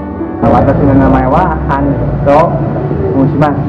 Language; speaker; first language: Japanese; non-native, learner; Indonesian